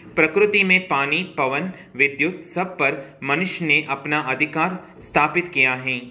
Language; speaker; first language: Hindi; non-native, local second language; Kannada